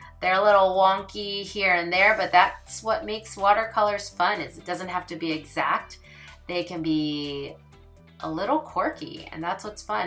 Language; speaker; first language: English; native; English